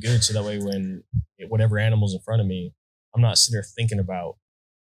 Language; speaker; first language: English; native; English